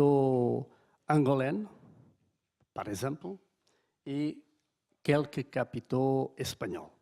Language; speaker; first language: French; non-native, fluent; Portuguese